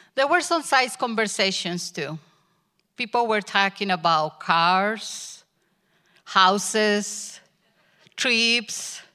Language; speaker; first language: English; non-native, learner; Spanish